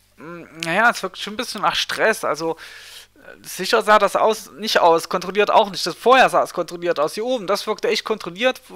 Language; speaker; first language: German; native; German